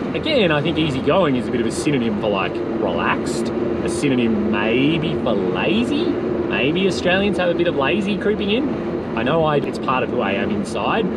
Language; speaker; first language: English; native; English